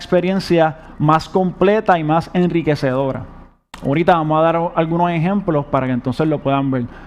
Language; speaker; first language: Spanish; native; Spanish